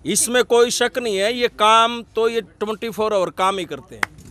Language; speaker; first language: Hindi; native; Hindi